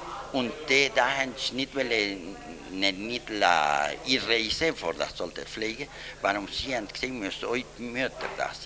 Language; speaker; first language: German; early bilingual, heritage; German